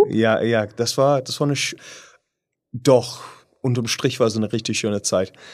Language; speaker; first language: German; non-native, fluent; English